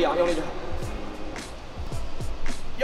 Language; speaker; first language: Chinese; native; Chinese